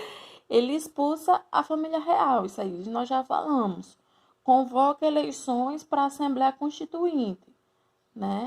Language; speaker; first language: Portuguese; native; Portuguese